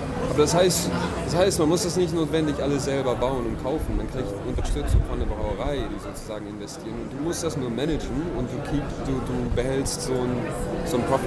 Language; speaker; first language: German; non-native, fluent; English